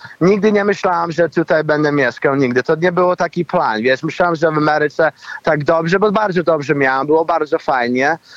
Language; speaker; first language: Polish; early bilingual, heritage; Polish